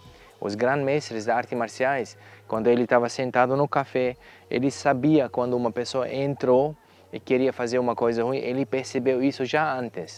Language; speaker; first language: Portuguese; non-native, fluent; German